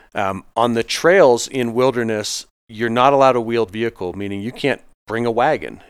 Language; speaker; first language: English; native; English